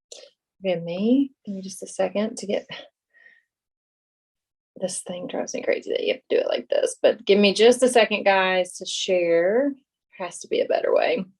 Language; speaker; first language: English; native; English